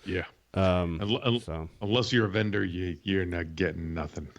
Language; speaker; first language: English; native; English